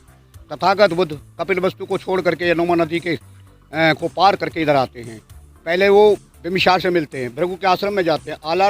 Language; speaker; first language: Hindi; native; Hindi